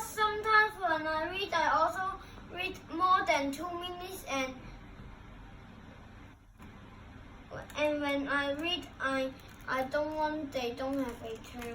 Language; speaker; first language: English; non-native, local second language; Cantonese